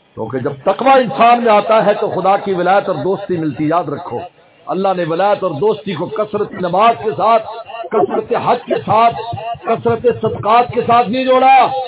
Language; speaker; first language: Urdu; non-native, local second language; Pashto